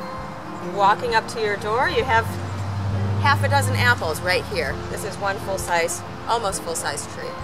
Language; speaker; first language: English; native; English